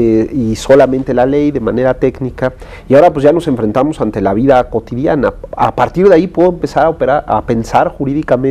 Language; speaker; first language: Spanish; native; Spanish